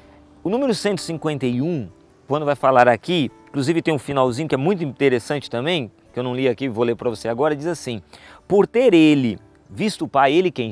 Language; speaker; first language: Portuguese; native; Portuguese